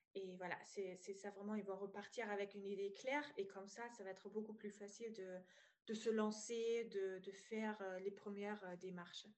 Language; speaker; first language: French; non-native, fluent; German